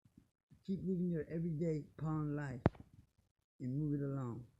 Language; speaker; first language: English; native; English